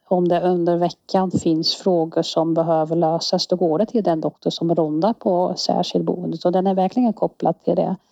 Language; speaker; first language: Swedish; non-native, fluent; Dutch